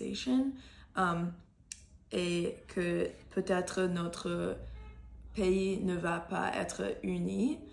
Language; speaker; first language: French; non-native, learner; English